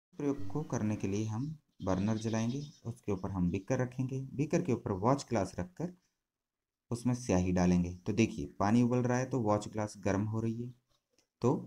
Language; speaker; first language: Hindi; native; Hindi